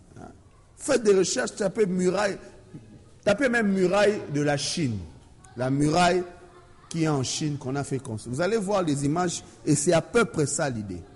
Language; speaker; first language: French; non-native, local second language; Lingala